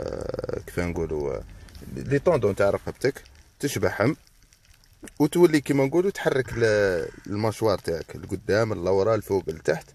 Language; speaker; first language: Arabic; native; Arabic